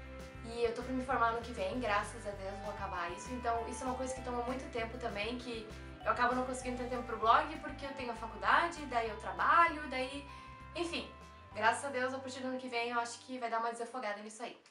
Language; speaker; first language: Portuguese; native; Portuguese